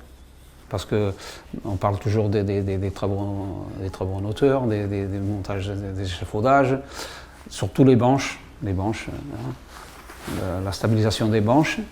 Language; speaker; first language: French; native; French